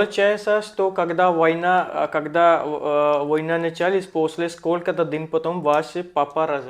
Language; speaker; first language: Russian; non-native, learner; Hindi